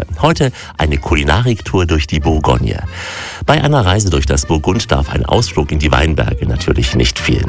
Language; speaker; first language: German; native; German